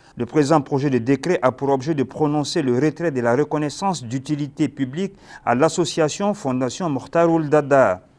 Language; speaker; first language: French; non-native, local second language; Arabic